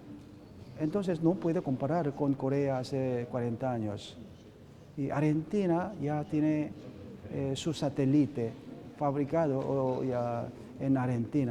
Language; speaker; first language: Spanish; non-native, learner; Korean